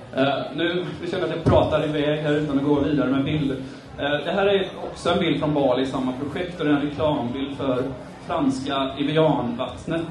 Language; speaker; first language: Swedish; native; Swedish